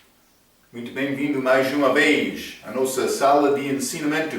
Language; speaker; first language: Portuguese; non-native, fluent; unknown